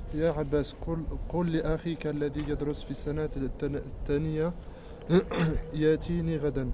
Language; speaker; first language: Arabic; non-native, learner; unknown